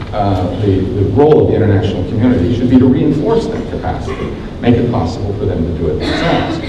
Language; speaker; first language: English; native; English